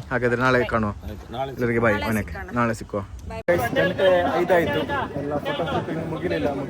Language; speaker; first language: Kannada; non-native, local second language; Tulu